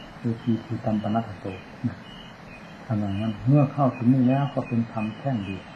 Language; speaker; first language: Thai; native; Thai